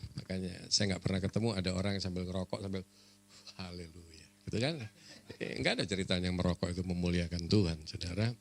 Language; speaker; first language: Indonesian; native; Indonesian